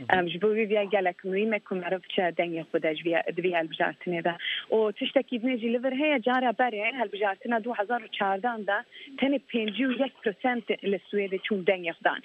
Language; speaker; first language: Kurdish; early bilingual, heritage; Kurdish